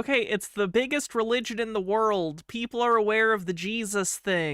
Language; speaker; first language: English; native; English